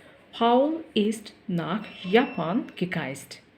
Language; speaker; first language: German; non-native, learner; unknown